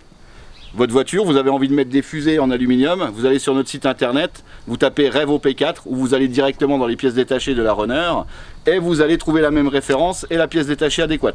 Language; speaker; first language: French; native; French